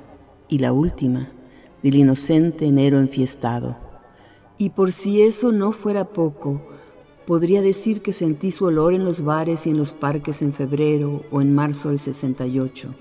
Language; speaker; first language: Spanish; native; Spanish